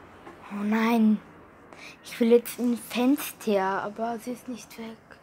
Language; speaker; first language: German; early bilingual, other home language; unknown